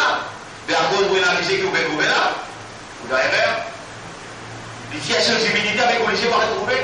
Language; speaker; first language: French; non-native, local second language; Morisyen